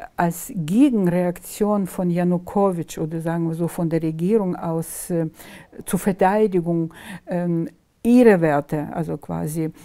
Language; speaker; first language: German; non-native, fluent; Ukrainian